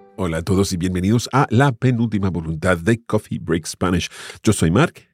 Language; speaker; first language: Spanish; non-native, fluent; English